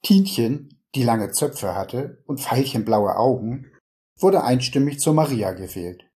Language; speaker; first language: German; native; German